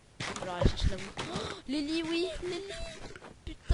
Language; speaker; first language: French; native; French